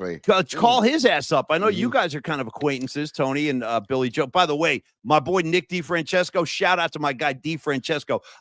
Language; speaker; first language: English; native; English